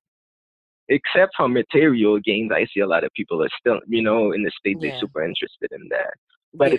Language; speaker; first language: English; non-native, fluent; Haitian Creole